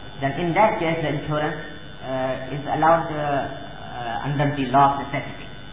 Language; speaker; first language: English; non-native, local second language; Urdu